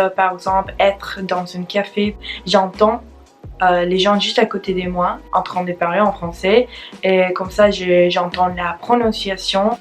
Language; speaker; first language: French; non-native, learner; English